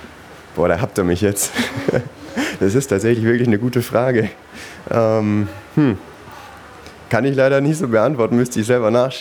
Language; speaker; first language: German; native; German